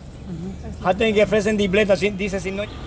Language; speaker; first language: German; non-native, learner; Spanish